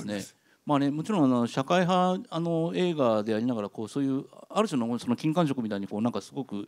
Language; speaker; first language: Japanese; native; Japanese